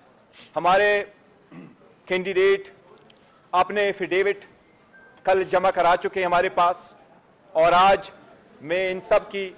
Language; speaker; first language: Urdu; non-native, local second language; Pashto